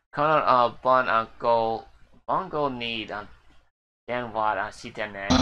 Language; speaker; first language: Japanese; non-native, learner; English